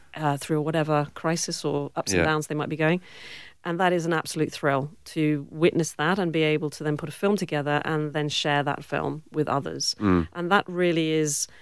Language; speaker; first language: English; native; English